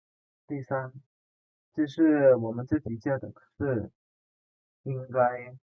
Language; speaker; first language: Chinese; non-native, fluent; Indonesian